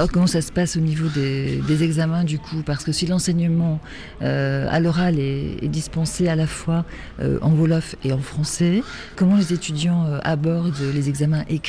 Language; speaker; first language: French; native; French